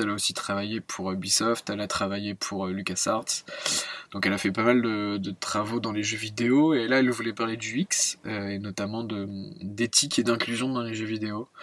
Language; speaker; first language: French; native; French